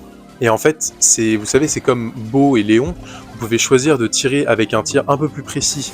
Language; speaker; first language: French; native; French